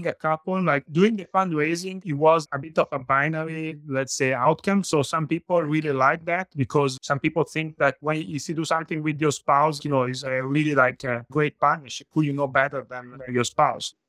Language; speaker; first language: English; non-native, fluent; Italian